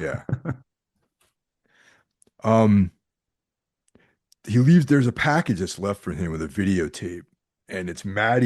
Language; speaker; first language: English; native; English